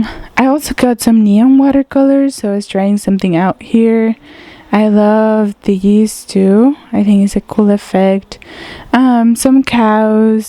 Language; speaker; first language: English; non-native, fluent; Spanish